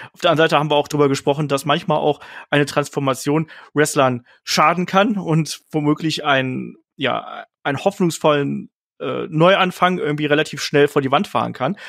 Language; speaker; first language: German; native; German